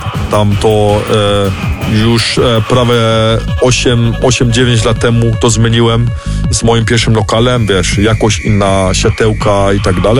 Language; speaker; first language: Polish; early bilingual, heritage; German